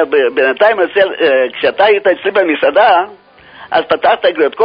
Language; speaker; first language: Hebrew; non-native, fluent; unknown